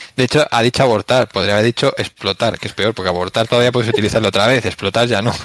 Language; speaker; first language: Spanish; native; Spanish